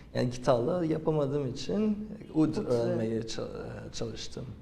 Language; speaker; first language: Turkish; non-native, fluent; French